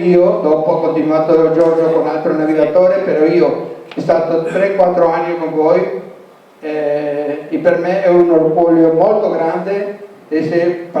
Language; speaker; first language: Italian; non-native, learner; Spanish